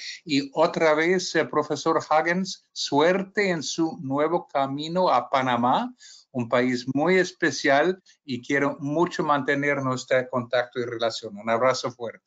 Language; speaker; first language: Spanish; non-native, fluent; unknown